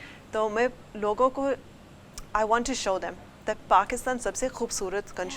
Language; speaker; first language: Hindi; early bilingual, heritage; English